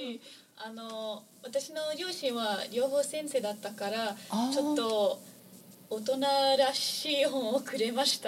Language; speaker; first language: Japanese; non-native, fluent; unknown